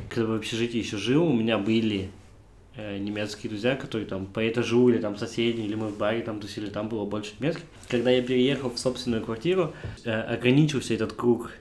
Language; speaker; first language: Russian; native; Russian